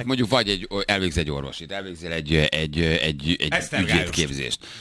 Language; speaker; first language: Hungarian; native; Hungarian